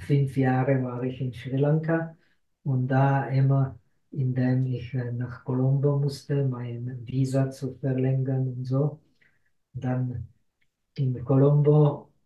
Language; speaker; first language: German; non-native, fluent; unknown